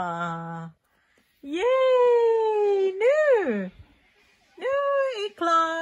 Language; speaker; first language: Swedish; non-native, learner; Filipino